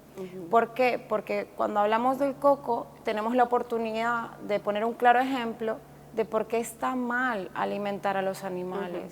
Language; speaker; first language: Spanish; native; Spanish